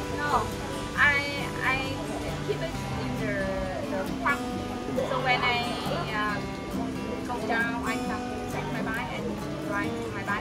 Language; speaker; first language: English; non-native, fluent; Vietnamese